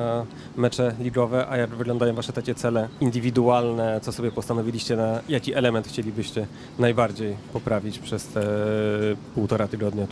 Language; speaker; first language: Polish; native; Polish